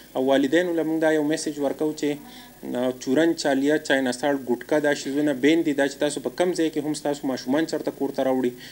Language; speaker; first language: Pashto; native; Pashto